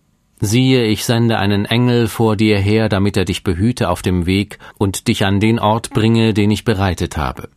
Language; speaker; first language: German; native; German